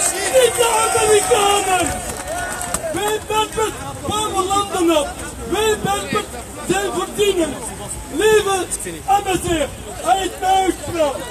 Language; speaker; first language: Dutch; early bilingual, other home language; Riffian